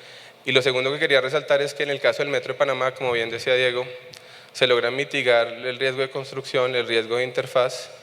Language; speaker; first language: Spanish; native; Spanish